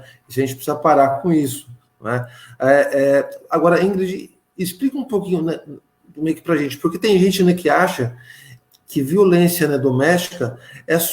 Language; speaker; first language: Portuguese; native; Portuguese